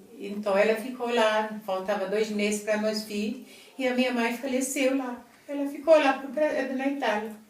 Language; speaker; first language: Portuguese; non-native, fluent; Italian